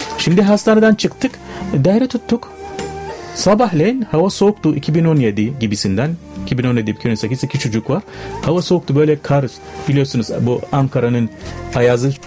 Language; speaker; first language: Turkish; non-native, fluent; Arabic